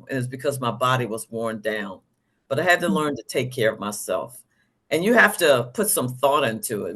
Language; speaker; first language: English; native; English